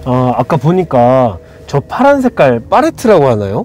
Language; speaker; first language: Korean; native; Korean